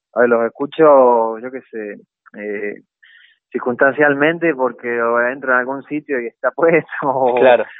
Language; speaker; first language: Spanish; native; Spanish